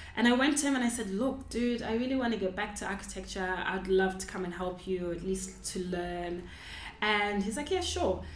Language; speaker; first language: English; non-native, local second language; Shona